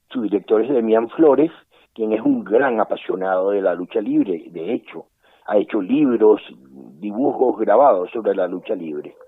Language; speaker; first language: Spanish; native; Spanish